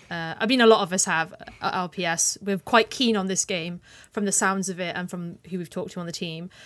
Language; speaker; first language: English; native; English